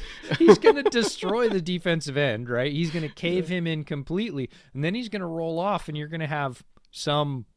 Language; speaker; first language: English; native; English